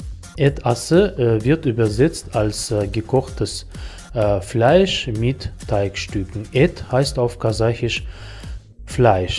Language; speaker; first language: German; non-native, fluent; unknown